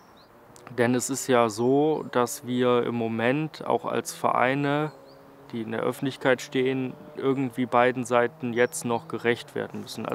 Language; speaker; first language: German; native; German